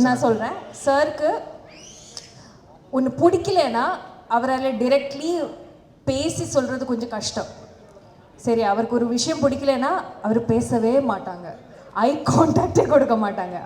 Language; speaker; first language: Tamil; non-native, fluent; Malayalam